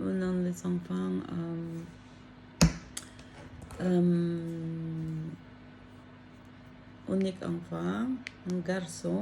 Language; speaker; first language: French; non-native, learner; Filipino